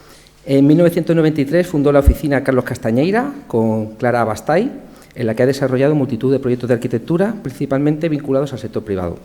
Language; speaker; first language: Spanish; native; Spanish